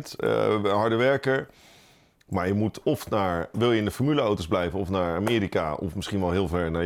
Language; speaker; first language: Dutch; native; Dutch